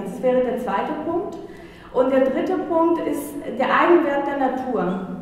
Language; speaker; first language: German; non-native, fluent; Spanish